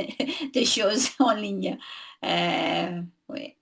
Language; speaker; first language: French; non-native, learner; English